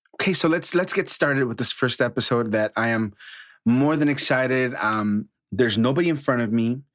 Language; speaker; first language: English; early bilingual, other home language; Spanish